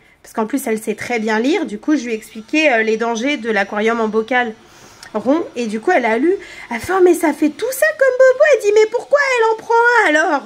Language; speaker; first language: French; native; French